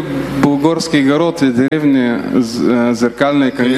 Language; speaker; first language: Russian; non-native, learner; Bulgarian